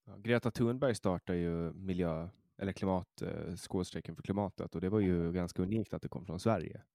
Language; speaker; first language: Swedish; native; Swedish